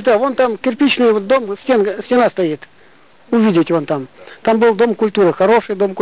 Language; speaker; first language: Russian; non-native, local second language; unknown